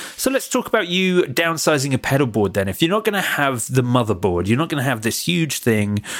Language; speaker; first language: English; native; English